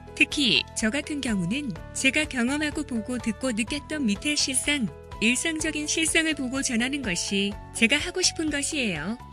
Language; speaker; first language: Korean; native; Korean